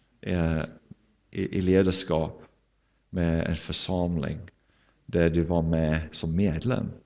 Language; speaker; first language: Swedish; non-native, fluent; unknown